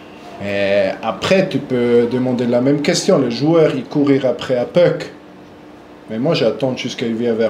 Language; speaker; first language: French; non-native, local second language; German